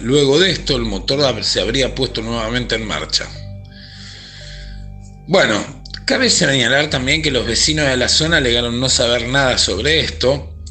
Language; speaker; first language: Spanish; native; Spanish